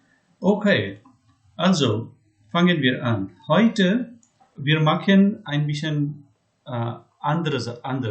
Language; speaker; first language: German; non-native, learner; Hindi